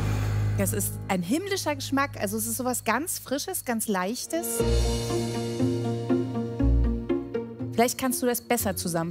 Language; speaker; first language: German; native; German